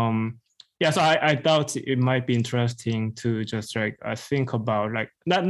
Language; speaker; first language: English; non-native, fluent; Korean